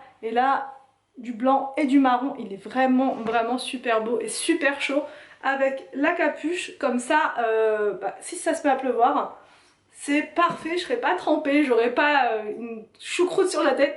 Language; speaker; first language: French; native; French